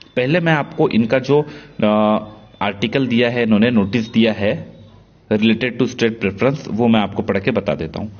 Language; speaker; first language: Hindi; non-native, local second language; Marathi